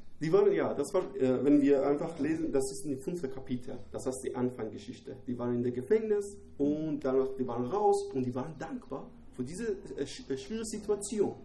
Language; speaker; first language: German; non-native, learner; Persian